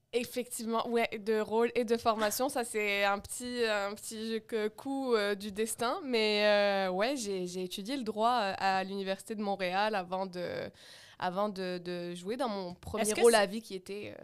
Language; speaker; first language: French; non-native, local second language; Arabic